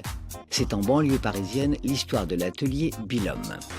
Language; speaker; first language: French; native; French